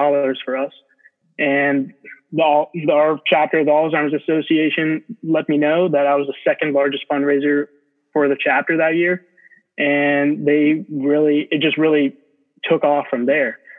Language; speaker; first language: English; native; English